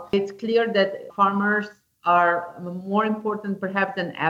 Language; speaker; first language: English; non-native, fluent; Slovenian